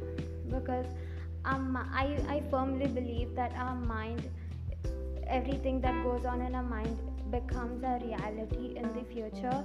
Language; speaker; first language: English; non-native, local second language; Hindi